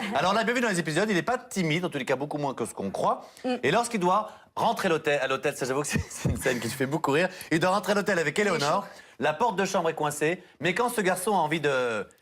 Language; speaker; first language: French; native; French